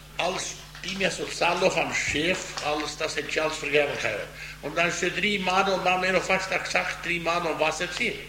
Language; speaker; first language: German; early bilingual, heritage; Spanish